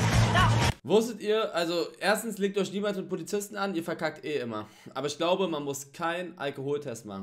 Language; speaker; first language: German; native; German